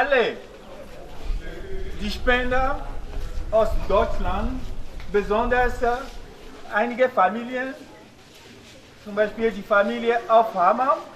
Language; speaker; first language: German; non-native, fluent; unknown